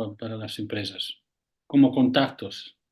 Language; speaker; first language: Spanish; non-native, fluent; Italian